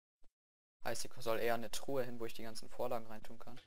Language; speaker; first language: German; native; German